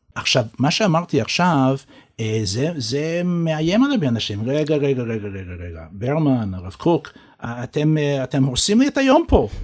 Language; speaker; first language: Hebrew; non-native, fluent; English